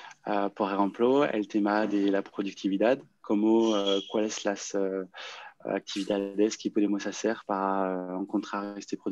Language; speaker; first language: Spanish; non-native, learner; French